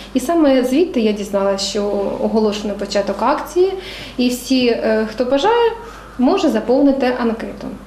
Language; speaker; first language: Ukrainian; non-native, local second language; Russian